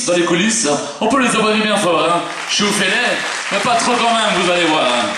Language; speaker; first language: French; native; French